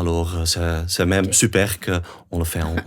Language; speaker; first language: French; non-native, local second language; Dutch